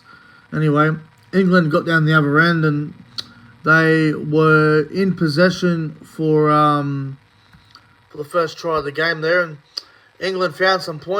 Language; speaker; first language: English; native; English